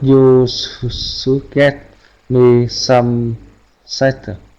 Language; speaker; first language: English; non-native, learner; Vietnamese